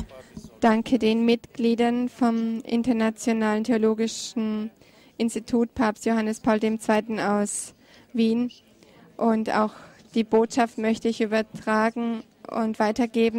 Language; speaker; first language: German; non-native, fluent; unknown